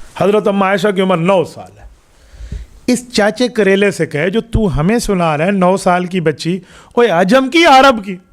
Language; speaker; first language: Urdu; non-native, local second language; Punjabi